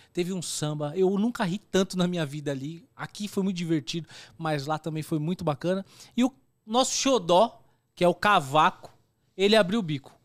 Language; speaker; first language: Portuguese; native; Portuguese